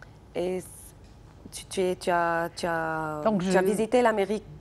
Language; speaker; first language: French; non-native, local second language; Arabic